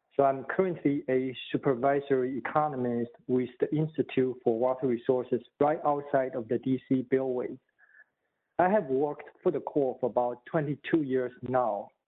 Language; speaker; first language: English; non-native, fluent; Chinese